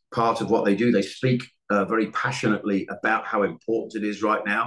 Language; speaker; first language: English; native; English